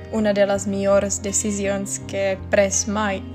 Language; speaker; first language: Catalan; non-native, fluent; Czech